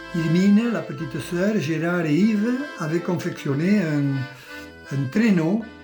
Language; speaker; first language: French; native; French